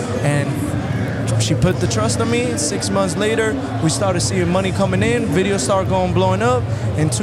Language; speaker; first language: English; early bilingual, other home language; Spanish